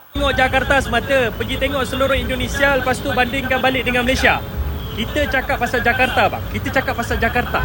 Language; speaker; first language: Malay; native; Malay